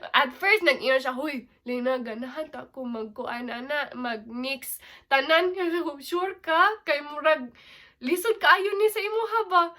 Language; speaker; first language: Cebuano; non-native, local second language; English